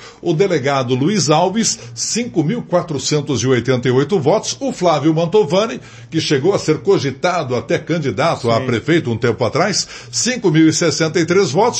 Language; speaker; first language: Portuguese; native; Portuguese